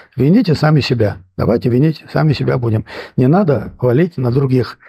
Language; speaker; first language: Russian; non-native, local second language; Armenian